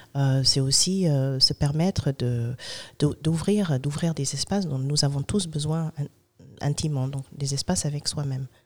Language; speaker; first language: French; non-native, fluent; English